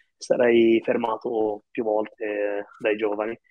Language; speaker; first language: Italian; early bilingual, other home language; Arabic